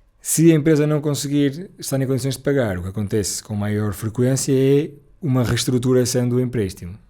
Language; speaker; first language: Portuguese; native; Portuguese